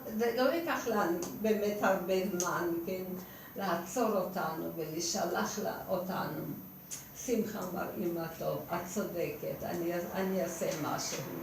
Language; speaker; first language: Hebrew; non-native, fluent; Hungarian